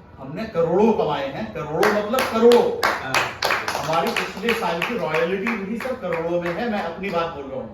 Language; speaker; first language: Hindi; native; Hindi